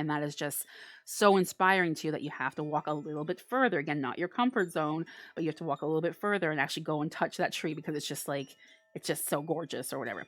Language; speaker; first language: English; native; English